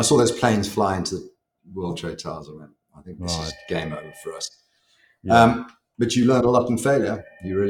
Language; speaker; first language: English; native; English